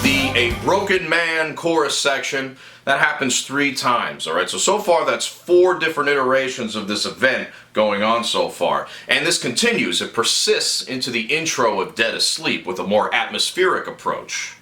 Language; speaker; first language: English; native; English